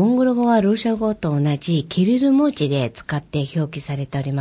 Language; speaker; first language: Japanese; native; Japanese